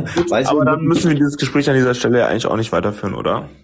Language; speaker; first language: German; native; German